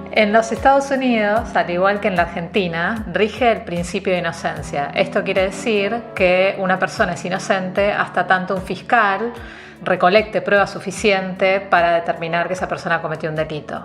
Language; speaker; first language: Spanish; native; Spanish